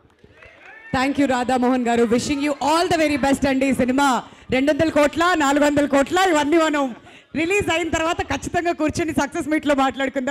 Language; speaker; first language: Telugu; native; Telugu